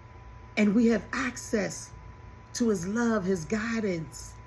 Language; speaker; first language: English; native; English